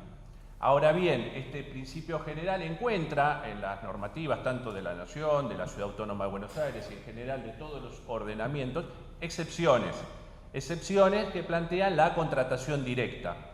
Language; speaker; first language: Spanish; native; Spanish